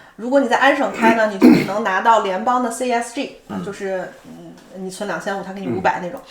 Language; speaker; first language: Chinese; native; Chinese